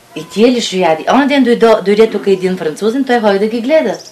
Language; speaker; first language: Bulgarian; native; Bulgarian